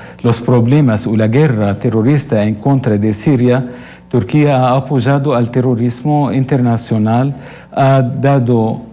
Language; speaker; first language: Spanish; non-native, fluent; Arabic